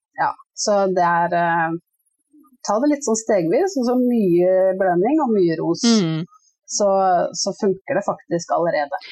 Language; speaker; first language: Norwegian; native; Norwegian